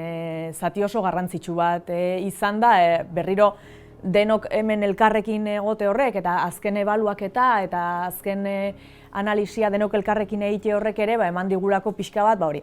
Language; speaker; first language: Basque; native; Basque